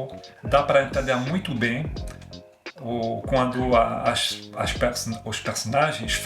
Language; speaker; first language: Portuguese; non-native, fluent; French